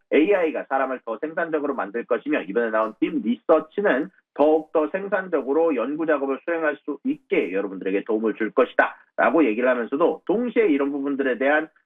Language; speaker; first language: Korean; native; Korean